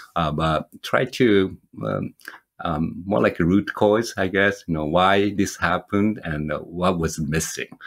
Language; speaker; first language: English; non-native, fluent; Japanese